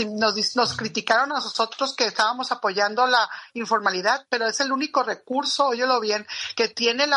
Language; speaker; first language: Spanish; native; Spanish